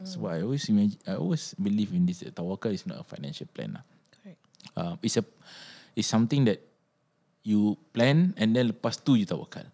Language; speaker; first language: English; non-native, local second language; Malay